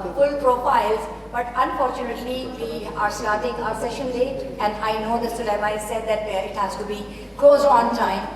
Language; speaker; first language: English; non-native, local second language; Urdu